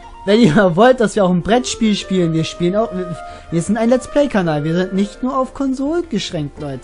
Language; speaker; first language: German; native; German